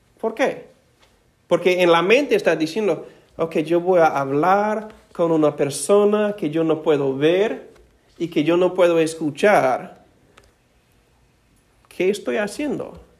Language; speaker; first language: Spanish; non-native, fluent; English